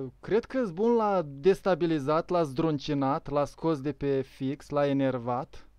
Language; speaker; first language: Romanian; native; Romanian